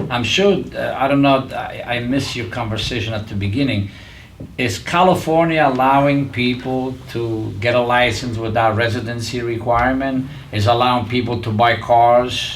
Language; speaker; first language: English; non-native, fluent; Italian